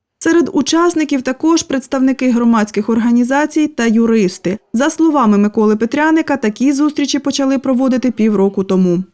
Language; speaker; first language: Ukrainian; native; Ukrainian